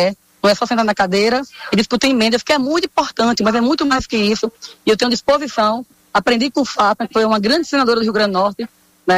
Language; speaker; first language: Portuguese; native; Portuguese